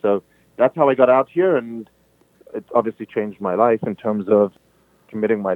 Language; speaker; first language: English; native; English